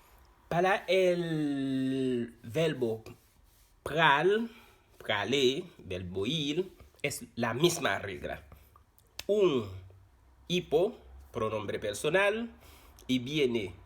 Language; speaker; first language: Spanish; non-native, fluent; Haitian Creole